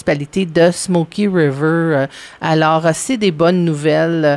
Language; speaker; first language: French; native; French